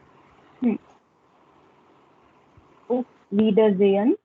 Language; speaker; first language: German; non-native, learner; Hindi